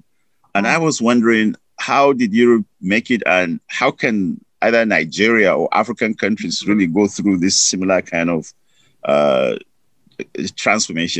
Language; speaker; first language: English; non-native, local second language; Hausa